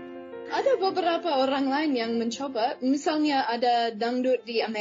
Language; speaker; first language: Indonesian; non-native, fluent; English